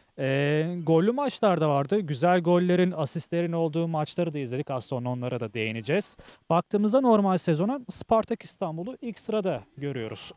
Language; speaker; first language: Turkish; native; Turkish